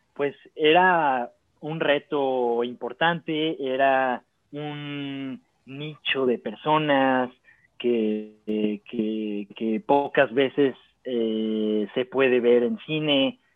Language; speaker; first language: Spanish; native; Spanish